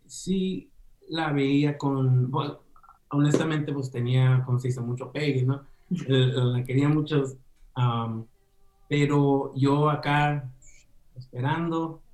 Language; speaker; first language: Spanish; early bilingual, heritage; Spanish